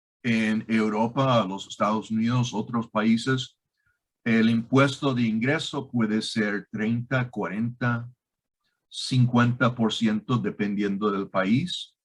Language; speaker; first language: Spanish; non-native, fluent; English